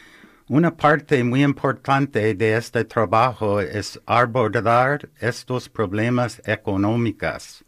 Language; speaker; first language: Spanish; non-native, learner; English